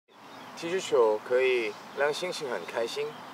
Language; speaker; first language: Chinese; non-native, learner; Korean